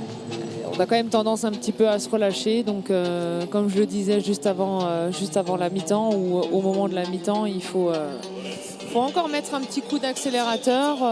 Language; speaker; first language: French; native; French